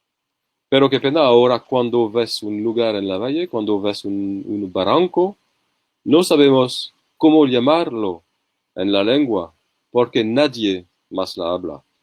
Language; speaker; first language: Spanish; non-native, learner; French